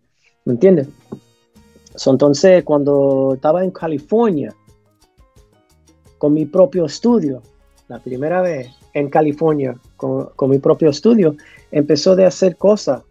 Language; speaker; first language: Spanish; early bilingual, heritage; English